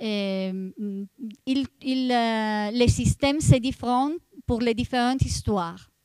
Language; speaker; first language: French; non-native, fluent; Italian